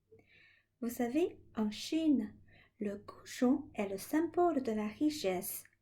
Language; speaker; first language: French; non-native, fluent; Chinese